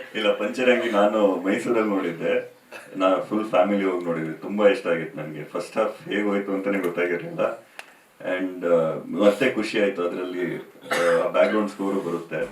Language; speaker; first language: Kannada; native; Kannada